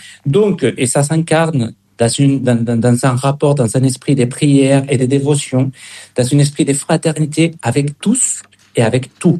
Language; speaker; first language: French; non-native, fluent; Spanish